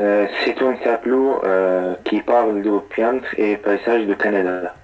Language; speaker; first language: French; non-native, learner; Arabic